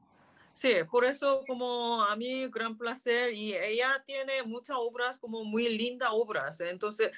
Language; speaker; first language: Spanish; non-native, learner; Korean